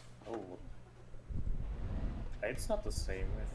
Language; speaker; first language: English; non-native, learner; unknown